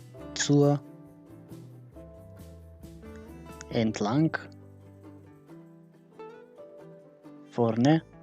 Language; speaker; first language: German; non-native, fluent; Macedonian